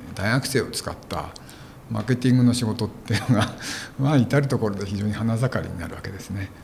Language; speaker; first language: Japanese; native; Japanese